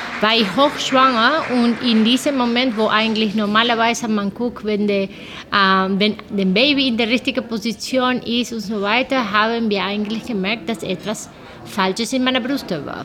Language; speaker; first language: German; non-native, fluent; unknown